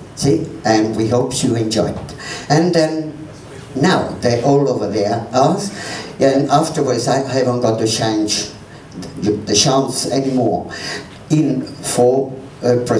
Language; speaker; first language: English; non-native, learner; Spanish